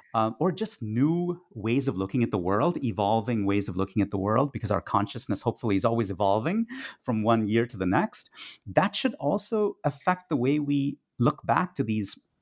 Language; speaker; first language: English; non-native, local second language; Tamil